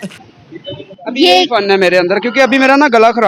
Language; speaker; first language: Hindi; non-native, local second language; Punjabi